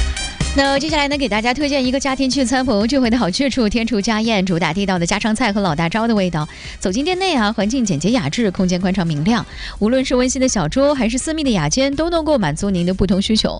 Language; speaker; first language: Chinese; native; Chinese